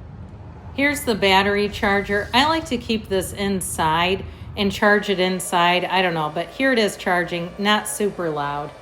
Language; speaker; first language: English; native; English